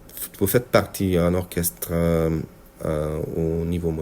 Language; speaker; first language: French; non-native, fluent; Hungarian